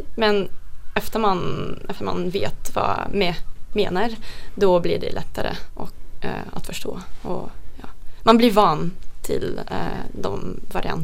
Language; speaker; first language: Swedish; non-native, fluent; Dutch